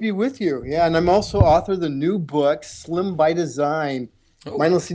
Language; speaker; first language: English; native; English